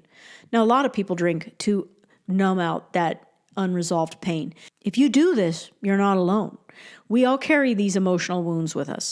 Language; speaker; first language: English; native; English